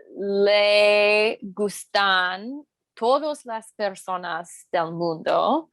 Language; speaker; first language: Spanish; non-native, learner; English